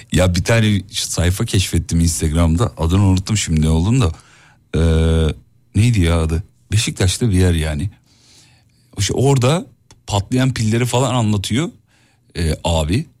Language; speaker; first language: Turkish; native; Turkish